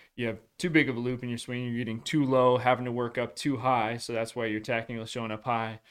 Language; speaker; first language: English; native; English